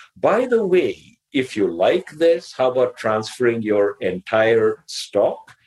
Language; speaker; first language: English; non-native, local second language; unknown